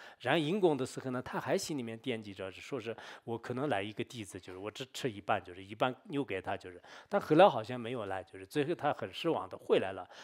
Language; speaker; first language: Chinese; non-native, local second language; Tibetan